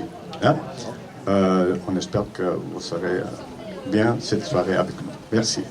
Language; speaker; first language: French; non-native, learner; Catalan